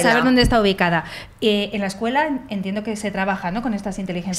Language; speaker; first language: Spanish; native; Spanish